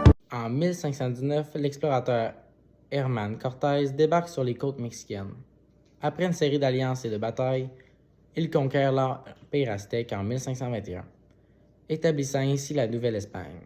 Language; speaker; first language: French; native; French